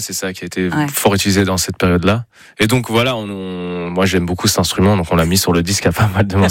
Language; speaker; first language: French; native; French